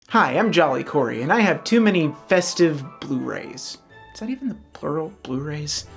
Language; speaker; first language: English; native; English